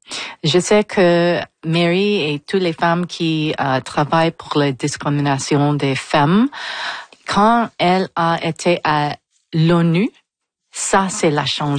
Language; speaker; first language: French; non-native, fluent; English